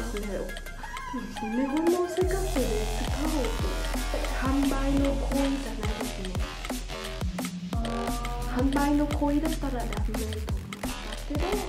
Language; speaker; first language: Japanese; non-native, learner; Vietnamese